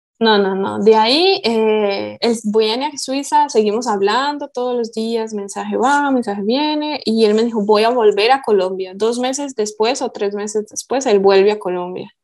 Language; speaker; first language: Spanish; native; Spanish